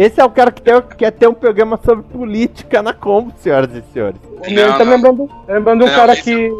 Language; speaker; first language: Portuguese; native; Portuguese